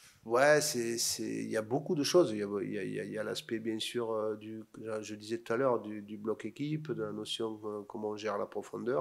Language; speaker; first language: French; native; French